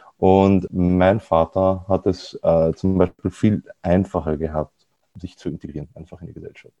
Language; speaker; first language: German; early bilingual, other home language; Arabic